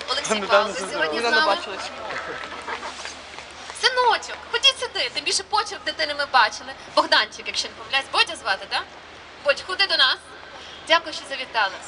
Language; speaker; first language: Ukrainian; native; Ukrainian